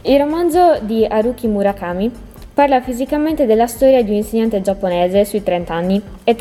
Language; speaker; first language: Italian; native; Italian